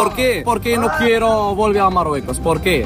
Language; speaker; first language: Spanish; non-native, learner; Arabic